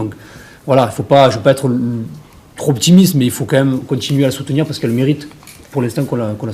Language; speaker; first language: French; native; French